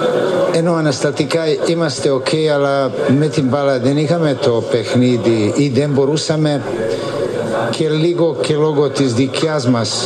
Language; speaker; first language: Greek; non-native, fluent; Serbian